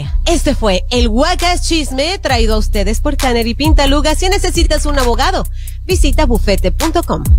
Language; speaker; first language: Spanish; native; Spanish